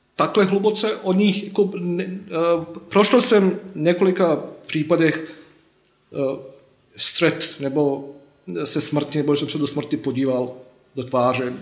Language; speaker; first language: Czech; non-native, fluent; Bosnian